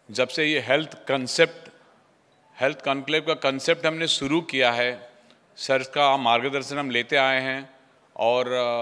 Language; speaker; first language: Hindi; non-native, local second language; Odia